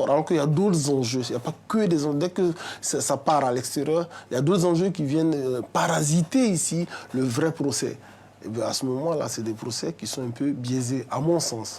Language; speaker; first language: French; native; French